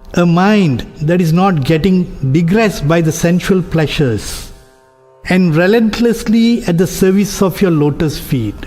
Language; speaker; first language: English; non-native, local second language; Tamil